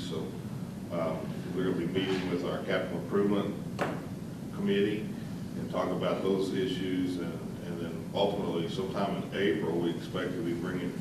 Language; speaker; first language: English; native; English